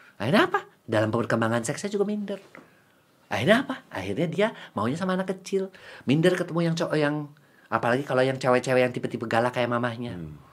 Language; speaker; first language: Indonesian; native; Indonesian